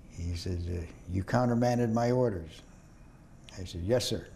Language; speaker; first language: English; native; English